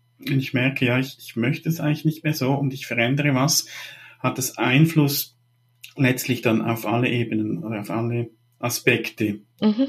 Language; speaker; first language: German; native; German